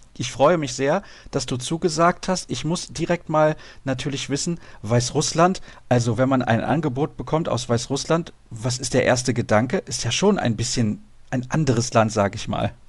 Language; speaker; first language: German; native; German